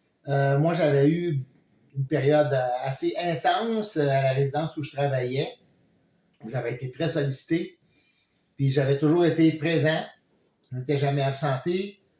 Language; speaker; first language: French; native; French